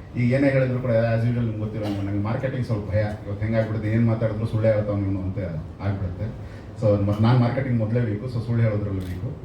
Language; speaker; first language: Kannada; native; Kannada